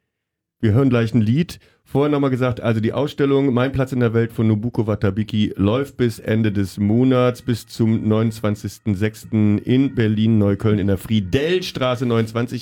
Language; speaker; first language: German; native; German